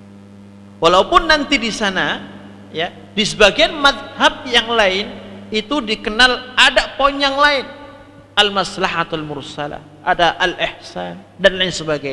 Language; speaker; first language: Indonesian; native; Indonesian